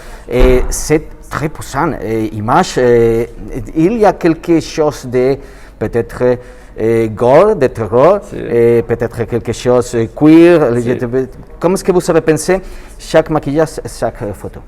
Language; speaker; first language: French; non-native, learner; Spanish